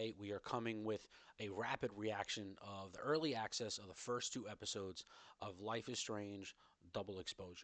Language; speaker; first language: English; native; English